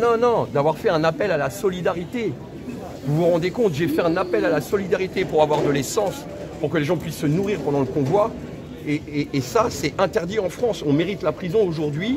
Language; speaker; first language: French; native; French